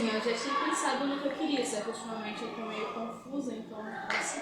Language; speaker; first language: Portuguese; native; Portuguese